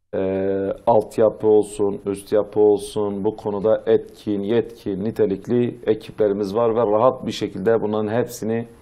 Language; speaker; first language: Turkish; non-native, local second language; Zaza